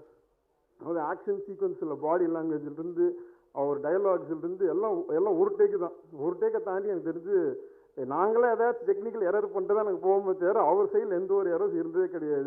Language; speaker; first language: Tamil; native; Tamil